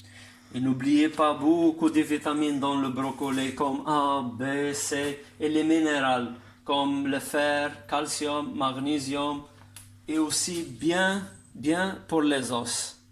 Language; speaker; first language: French; non-native, learner; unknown